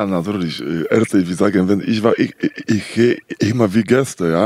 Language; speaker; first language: German; non-native, learner; Polish